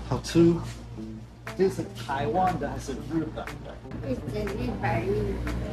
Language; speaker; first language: Chinese; non-native, learner; English